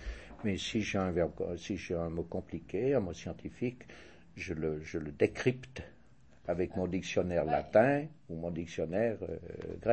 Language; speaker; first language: French; native; French